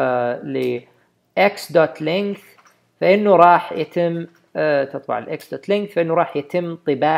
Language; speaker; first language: Arabic; native; Arabic